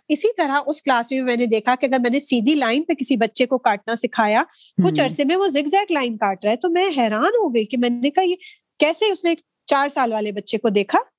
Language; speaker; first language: Urdu; native; Urdu